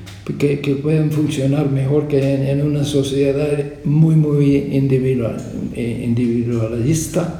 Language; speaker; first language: Spanish; non-native, fluent; English